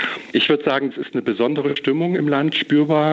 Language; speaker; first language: German; native; German